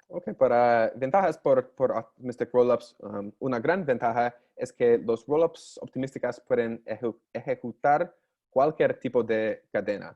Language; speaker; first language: Spanish; non-native, learner; English